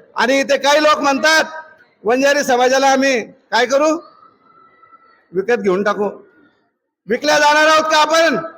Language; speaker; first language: Marathi; native; Marathi